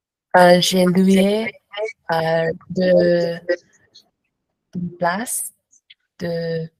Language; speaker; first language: French; non-native, learner; Vietnamese